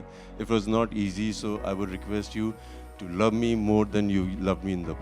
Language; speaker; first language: Hindi; native; Hindi